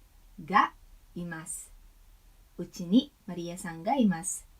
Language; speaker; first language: Japanese; non-native, learner; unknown